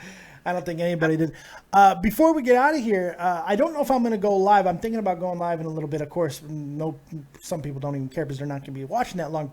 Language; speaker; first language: English; native; English